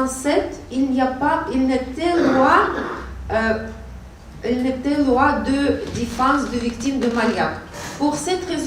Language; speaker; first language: French; non-native, learner; Russian